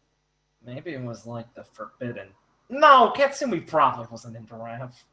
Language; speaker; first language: English; native; English